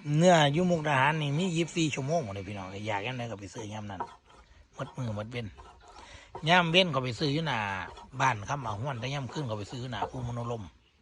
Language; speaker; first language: Thai; native; Thai